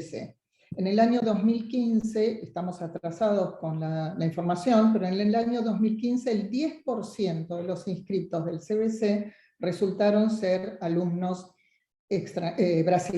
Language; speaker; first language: Spanish; native; Spanish